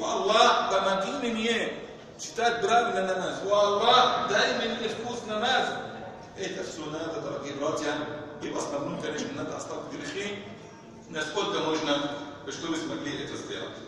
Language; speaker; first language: Russian; non-native, fluent; Arabic